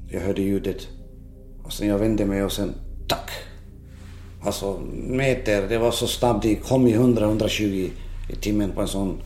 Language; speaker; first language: Swedish; early bilingual, other home language; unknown